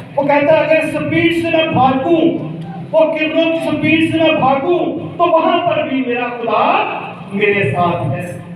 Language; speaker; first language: Urdu; non-native, local second language; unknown